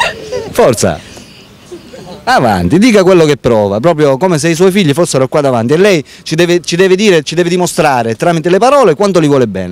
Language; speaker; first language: Italian; native; Italian